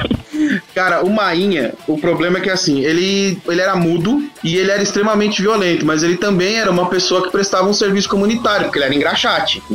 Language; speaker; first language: Portuguese; native; Portuguese